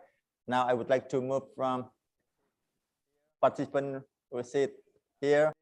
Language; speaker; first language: English; non-native, learner; Indonesian